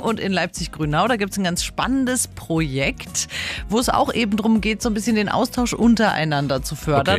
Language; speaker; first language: German; native; German